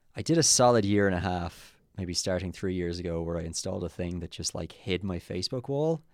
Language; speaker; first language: English; native; English